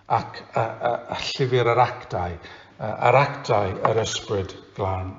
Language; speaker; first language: Welsh; non-native, fluent; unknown